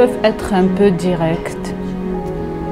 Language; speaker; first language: French; non-native, fluent; Russian